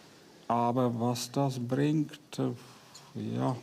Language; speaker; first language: German; non-native, fluent; Czech